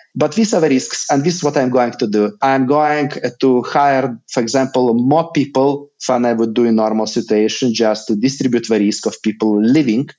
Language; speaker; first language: English; non-native, fluent; Lithuanian